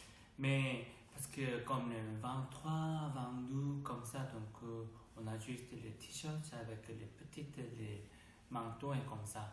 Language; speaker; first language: French; non-native, learner; Korean